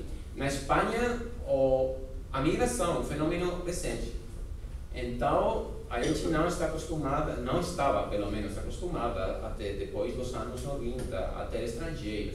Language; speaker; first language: Portuguese; non-native, fluent; Spanish